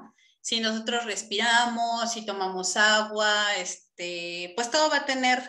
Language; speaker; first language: Spanish; native; Spanish